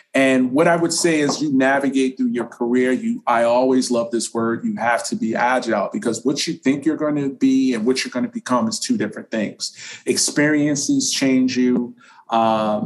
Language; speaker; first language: English; native; English